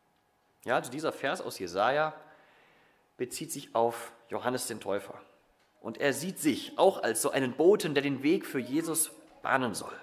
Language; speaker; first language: German; native; German